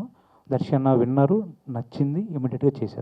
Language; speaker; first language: Telugu; native; Telugu